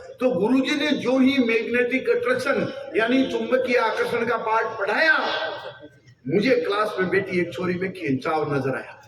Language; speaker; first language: Hindi; native; Hindi